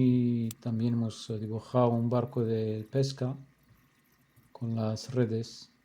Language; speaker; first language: Spanish; non-native, fluent; Arabic